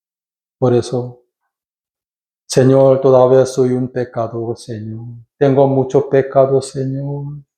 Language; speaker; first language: Spanish; non-native, learner; Korean